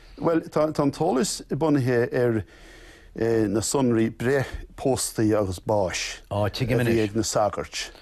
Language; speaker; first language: Irish; non-native, local second language; English